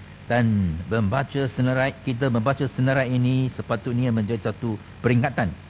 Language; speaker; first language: Malay; non-native, local second language; Chinese